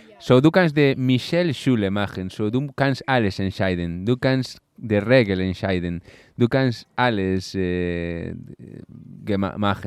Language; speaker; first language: German; non-native, learner; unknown